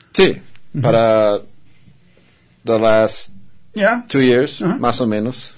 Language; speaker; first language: Spanish; non-native, learner; English